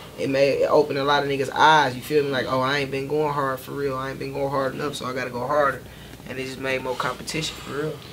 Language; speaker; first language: English; native; English